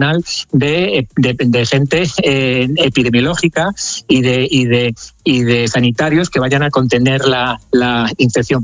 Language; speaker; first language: Spanish; native; Spanish